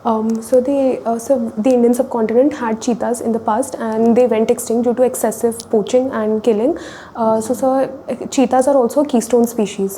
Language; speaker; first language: English; non-native, local second language; Hindi